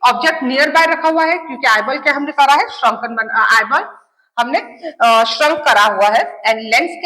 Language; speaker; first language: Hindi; native; Hindi